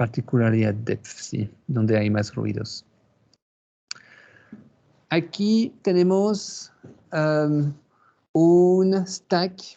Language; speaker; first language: Spanish; non-native, fluent; French